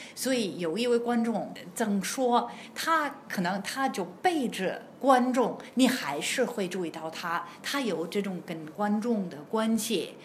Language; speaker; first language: Chinese; non-native, fluent; German